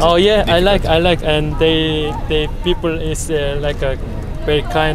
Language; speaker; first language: English; non-native, learner; Korean